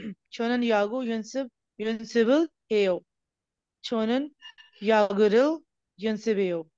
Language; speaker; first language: Korean; non-native, learner; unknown